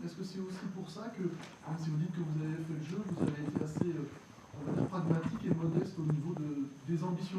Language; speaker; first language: French; native; French